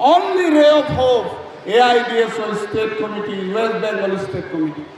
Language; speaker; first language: Bangla; non-native, learner; Assamese